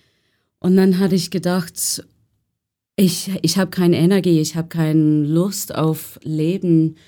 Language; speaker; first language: German; non-native, fluent; English